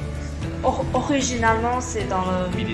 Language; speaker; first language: French; non-native, fluent; Chinese